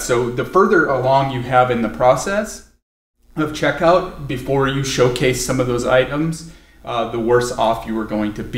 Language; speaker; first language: English; native; English